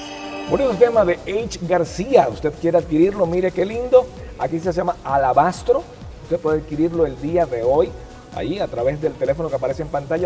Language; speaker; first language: Spanish; native; Spanish